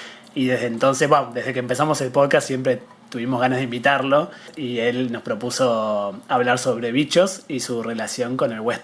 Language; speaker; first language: Spanish; native; Spanish